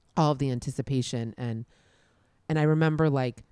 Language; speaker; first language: English; native; English